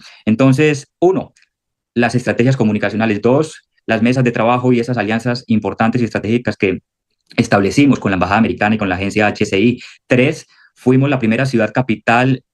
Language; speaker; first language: Spanish; native; Spanish